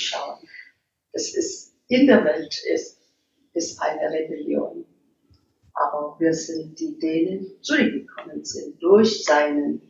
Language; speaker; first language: German; non-native, learner; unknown